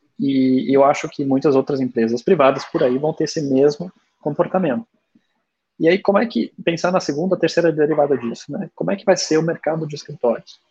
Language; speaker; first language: Portuguese; early bilingual, other home language; German